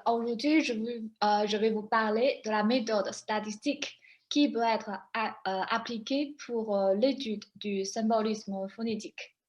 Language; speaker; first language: French; non-native, fluent; Chinese